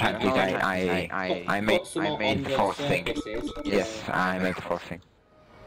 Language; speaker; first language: English; non-native, learner; German